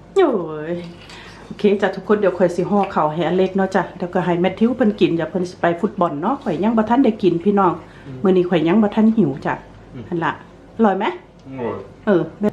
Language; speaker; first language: Thai; native; Thai